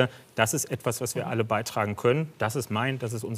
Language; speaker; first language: German; native; German